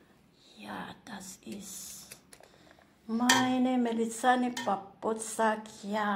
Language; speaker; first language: German; non-native, learner; Filipino